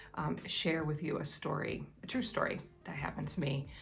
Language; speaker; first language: English; native; English